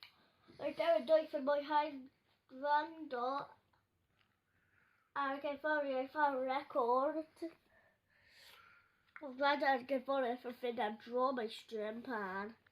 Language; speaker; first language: Welsh; non-native, local second language; English